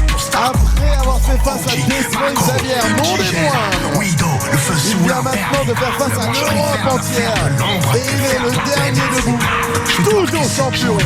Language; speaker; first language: French; native; French